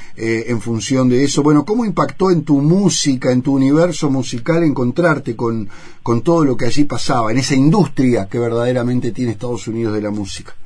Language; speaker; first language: Spanish; native; Spanish